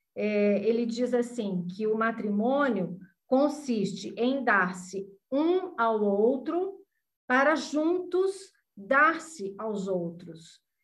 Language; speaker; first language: Portuguese; native; Portuguese